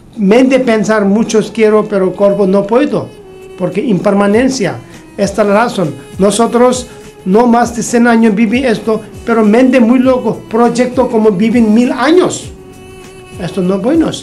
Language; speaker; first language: Spanish; non-native, learner; Tibetan